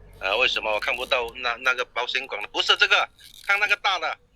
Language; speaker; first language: Chinese; native; Chinese